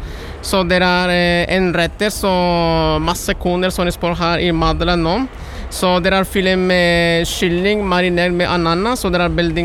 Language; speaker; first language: Norwegian; non-native, learner; Spanish